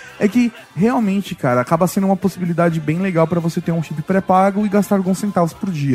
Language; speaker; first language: Portuguese; native; Portuguese